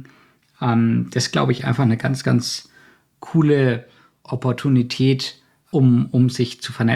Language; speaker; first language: German; native; German